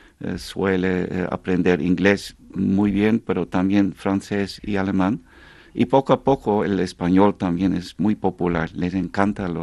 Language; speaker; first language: Spanish; non-native, fluent; Dutch